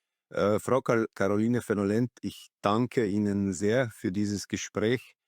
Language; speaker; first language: German; non-native, fluent; Slovenian